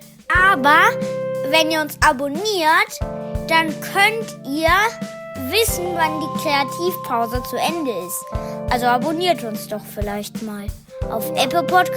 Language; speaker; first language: German; native; German